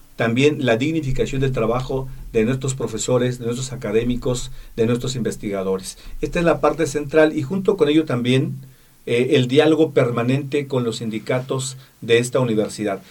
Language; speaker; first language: Spanish; non-native, local second language; Tzeltal